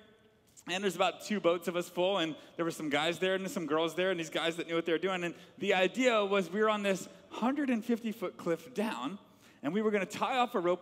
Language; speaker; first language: English; native; English